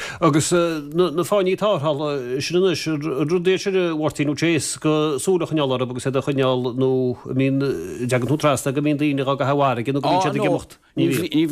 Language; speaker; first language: Irish; native; Irish